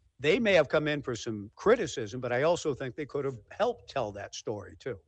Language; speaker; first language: English; native; English